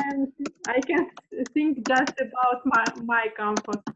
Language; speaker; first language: English; non-native, learner; Russian